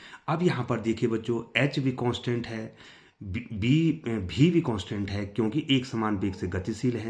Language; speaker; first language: Hindi; native; Hindi